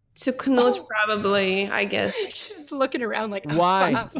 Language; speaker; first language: English; non-native, learner; Russian